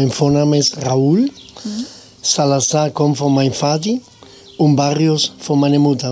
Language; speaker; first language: German; non-native, learner; Spanish